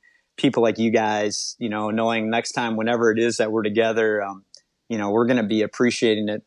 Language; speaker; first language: English; native; English